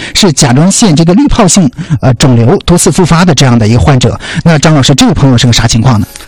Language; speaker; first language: Chinese; native; Chinese